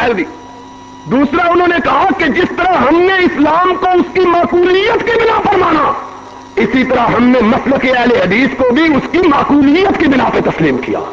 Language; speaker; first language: Urdu; non-native, local second language; Punjabi